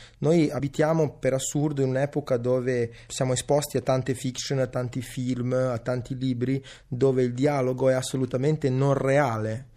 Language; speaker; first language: Italian; early bilingual, other home language; Serbian